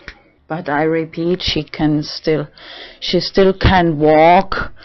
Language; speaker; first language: English; non-native, learner; German